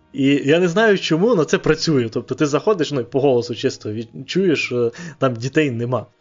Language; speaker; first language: Ukrainian; non-native, local second language; Russian